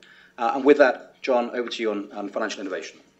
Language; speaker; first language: English; native; English